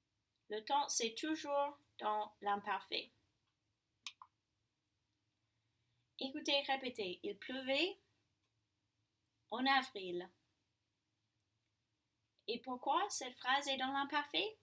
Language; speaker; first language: French; non-native, fluent; English